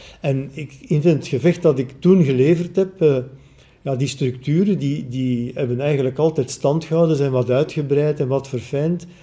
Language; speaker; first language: Dutch; native; Dutch